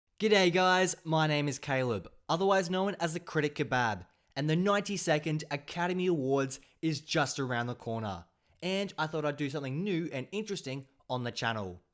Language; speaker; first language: English; native; English